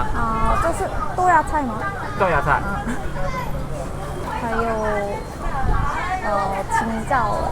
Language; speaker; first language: Chinese; non-native, fluent; Korean